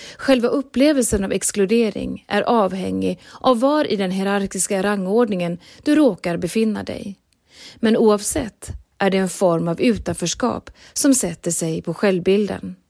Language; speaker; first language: Swedish; native; Swedish